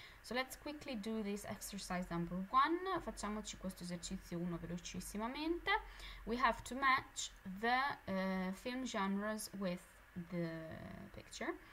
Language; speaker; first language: English; non-native, fluent; Italian